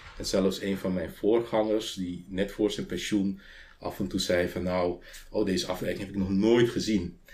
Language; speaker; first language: Dutch; non-native, local second language; Papiamento